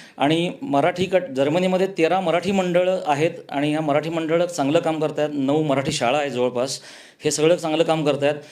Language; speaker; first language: Marathi; native; Marathi